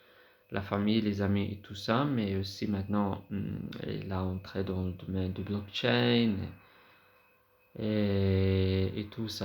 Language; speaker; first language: French; non-native, fluent; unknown